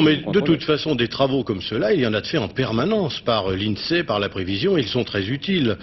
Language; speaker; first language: French; native; French